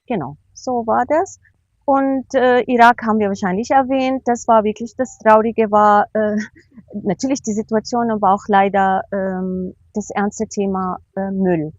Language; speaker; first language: German; non-native, fluent; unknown